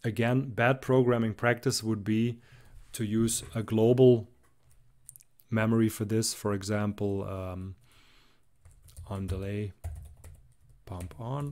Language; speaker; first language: English; non-native, fluent; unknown